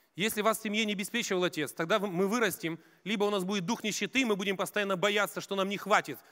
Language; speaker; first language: Russian; native; Russian